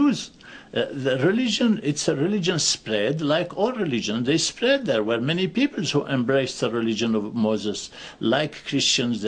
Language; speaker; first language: English; non-native, fluent; Arabic